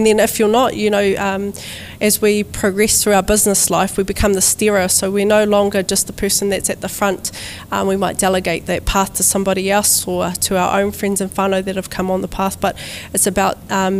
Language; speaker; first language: English; native; English